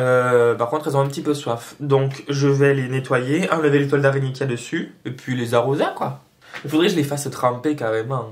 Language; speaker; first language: French; native; French